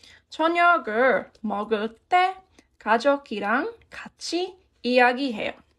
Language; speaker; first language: Korean; non-native, fluent; English